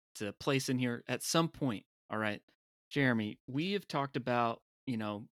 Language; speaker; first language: English; native; English